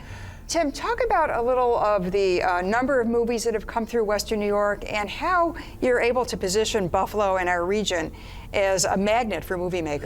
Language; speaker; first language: English; native; English